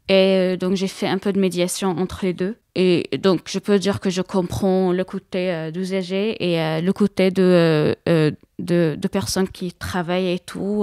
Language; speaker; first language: French; non-native, fluent; Arabic